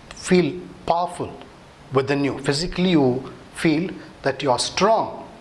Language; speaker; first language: English; non-native, local second language; Tamil